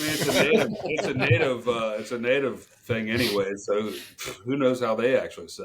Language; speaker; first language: English; native; English